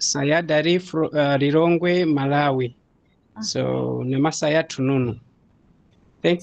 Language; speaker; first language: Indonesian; non-native, learner; Nyanja